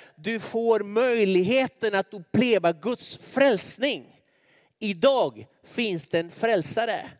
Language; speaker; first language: Swedish; non-native, fluent; Spanish